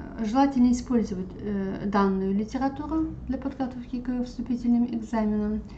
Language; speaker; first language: Russian; non-native, local second language; Tatar